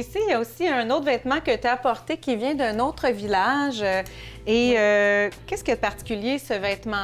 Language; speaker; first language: French; native; French